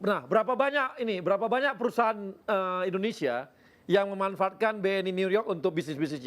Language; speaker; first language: Indonesian; native; Indonesian